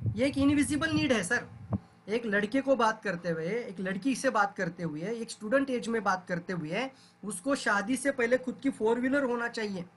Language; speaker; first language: Hindi; non-native, local second language; Marathi